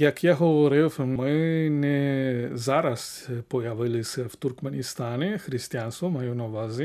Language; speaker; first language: Ukrainian; non-native, fluent; Spanish